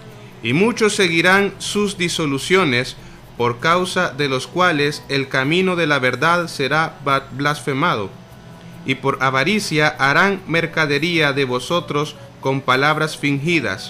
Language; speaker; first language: Spanish; native; Spanish